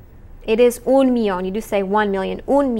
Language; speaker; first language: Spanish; non-native, fluent; English